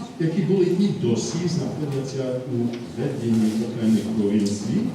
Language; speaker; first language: Ukrainian; non-native, fluent; English